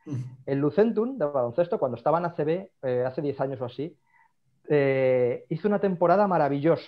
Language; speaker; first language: Spanish; native; Spanish